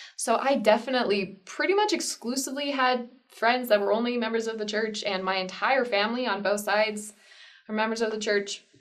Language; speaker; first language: English; native; English